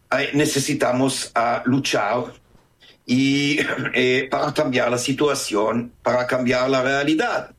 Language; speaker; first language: Spanish; non-native, fluent; Hebrew